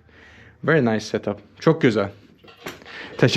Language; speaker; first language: Turkish; non-native, fluent; Azerbaijani